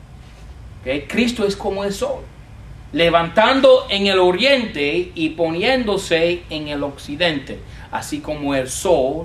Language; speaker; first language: Spanish; non-native, fluent; English